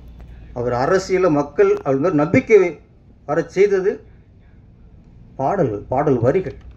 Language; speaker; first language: Tamil; native; Tamil